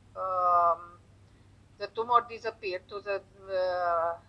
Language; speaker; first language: English; non-native, fluent; Romanian